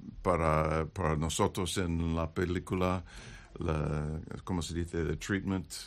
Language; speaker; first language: Spanish; non-native, learner; English